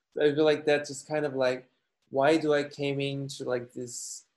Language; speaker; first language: English; non-native, fluent; Chinese